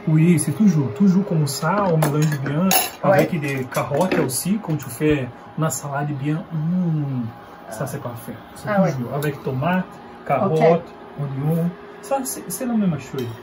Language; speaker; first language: French; non-native, learner; Portuguese